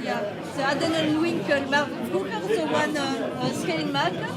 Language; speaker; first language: Dutch; non-native, local second language; French